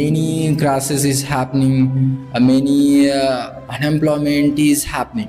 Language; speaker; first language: English; non-native, learner; Bhojpuri